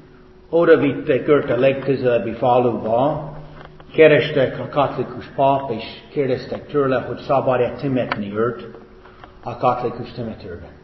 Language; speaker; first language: Hungarian; non-native, fluent; English